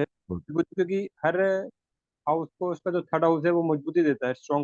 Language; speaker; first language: Hindi; native; Hindi